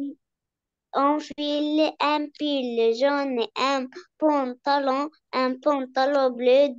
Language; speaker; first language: French; non-native, learner; Arabic